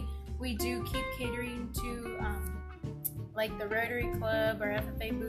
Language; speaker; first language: English; native; English